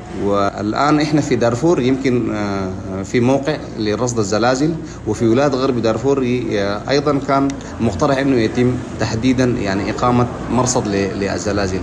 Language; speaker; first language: Arabic; native; Arabic